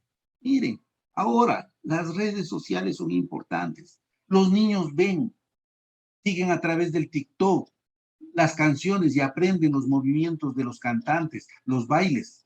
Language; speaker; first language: Spanish; native; Spanish